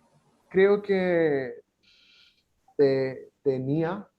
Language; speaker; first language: Spanish; non-native, learner; English